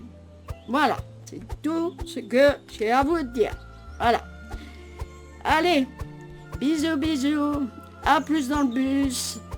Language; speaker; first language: French; native; French